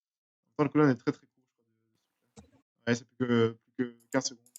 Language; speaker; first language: French; native; French